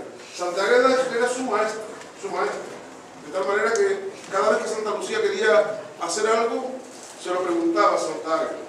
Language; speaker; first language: Spanish; native; Spanish